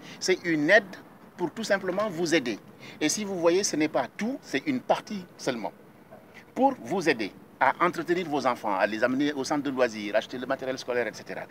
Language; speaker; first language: French; non-native, local second language; Wolof